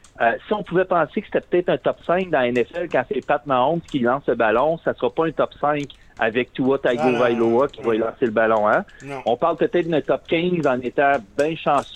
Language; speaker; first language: French; native; French